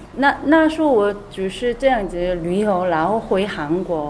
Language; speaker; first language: Chinese; non-native, learner; Korean